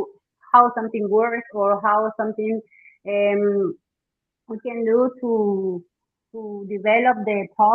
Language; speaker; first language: English; non-native, fluent; Spanish